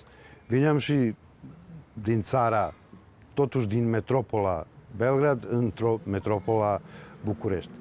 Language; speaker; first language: Romanian; early bilingual, heritage; Serbian